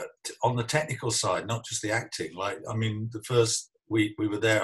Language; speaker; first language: English; native; English